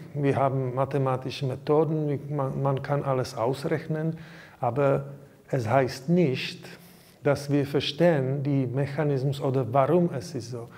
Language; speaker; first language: German; non-native, learner; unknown